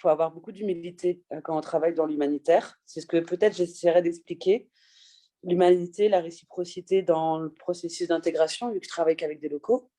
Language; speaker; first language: French; early bilingual, other home language; Persian